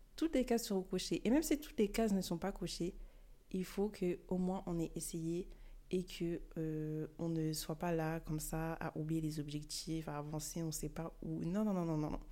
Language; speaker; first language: French; early bilingual, other home language; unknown